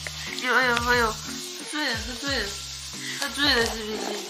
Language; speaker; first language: Chinese; native; Chinese